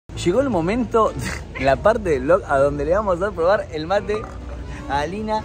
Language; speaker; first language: Spanish; native; Spanish